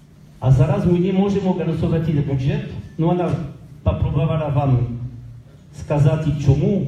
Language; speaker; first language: Ukrainian; non-native, learner; French